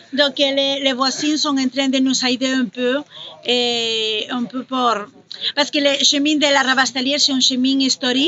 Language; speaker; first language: French; non-native, fluent; Spanish